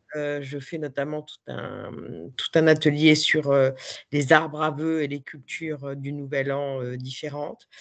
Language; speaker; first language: French; native; French